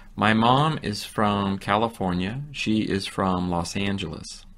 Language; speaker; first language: English; native; English